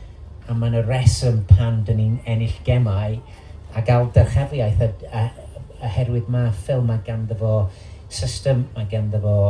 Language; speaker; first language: Welsh; non-native, local second language; English